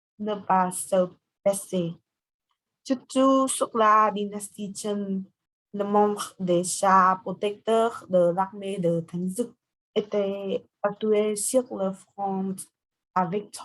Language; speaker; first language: French; non-native, learner; Vietnamese